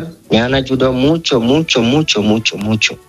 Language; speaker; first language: Spanish; non-native, learner; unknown